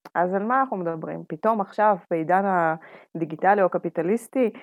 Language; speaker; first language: Hebrew; non-native, fluent; Russian